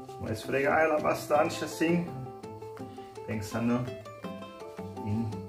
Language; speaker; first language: Portuguese; non-native, learner; German